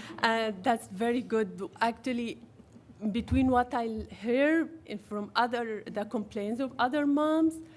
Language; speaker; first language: English; non-native, fluent; Arabic